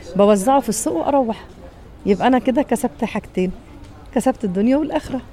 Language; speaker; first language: Arabic; native; Arabic